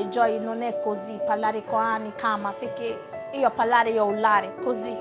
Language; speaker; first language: Italian; non-native, learner; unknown